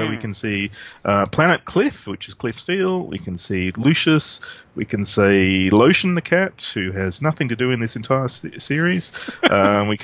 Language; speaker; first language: English; native; English